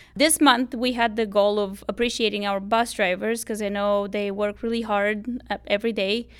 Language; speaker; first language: English; non-native, fluent; Romanian